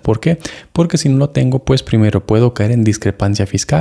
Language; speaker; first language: Spanish; native; Spanish